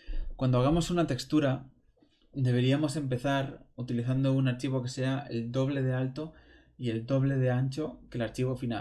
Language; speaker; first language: Spanish; native; Spanish